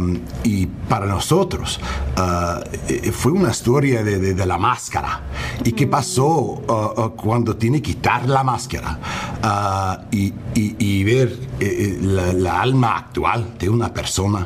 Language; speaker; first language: Spanish; non-native, learner; English